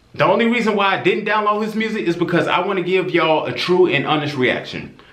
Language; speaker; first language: English; native; English